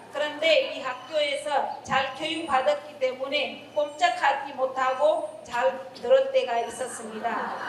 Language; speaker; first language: Korean; non-native, learner; Hindi